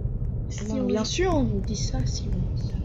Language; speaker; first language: French; native; French